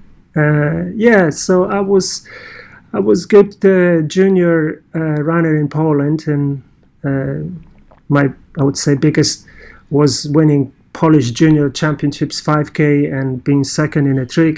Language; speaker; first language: English; non-native, fluent; Polish